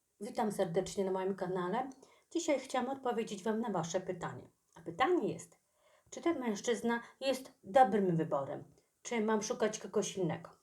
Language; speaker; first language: Polish; native; Polish